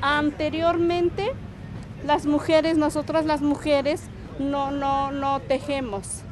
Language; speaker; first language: Spanish; non-native, local second language; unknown